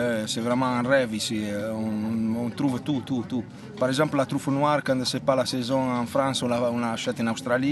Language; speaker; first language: French; non-native, fluent; Italian